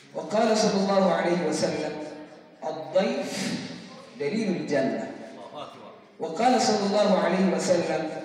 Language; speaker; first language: Arabic; non-native, learner; Hausa